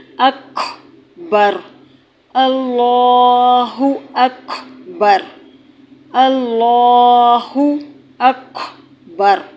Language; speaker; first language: Urdu; native; Urdu